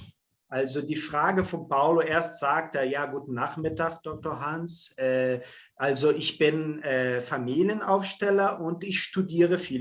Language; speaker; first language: German; non-native, fluent; Portuguese